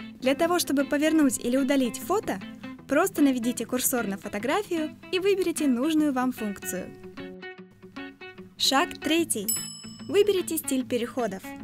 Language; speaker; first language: Russian; native; Russian